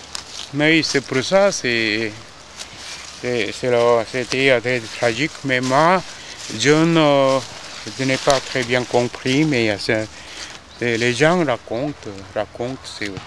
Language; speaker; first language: French; non-native, fluent; Korean